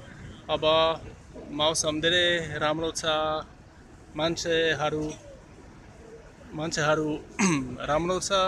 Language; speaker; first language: Nepali; non-native, learner; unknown